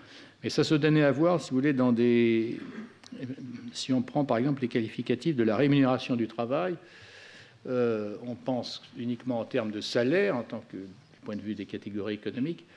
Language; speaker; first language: French; native; French